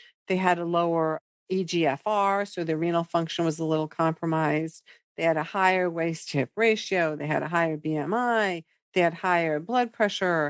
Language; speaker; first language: English; native; English